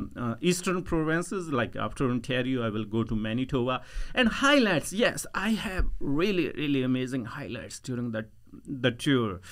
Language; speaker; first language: English; non-native, local second language; Punjabi